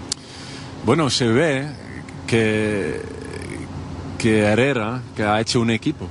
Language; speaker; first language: Spanish; non-native, fluent; Dutch